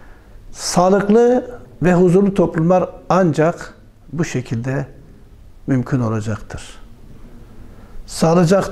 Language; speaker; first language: Turkish; native; Turkish